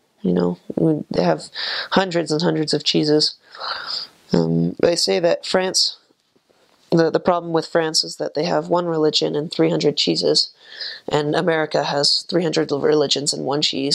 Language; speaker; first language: English; native; English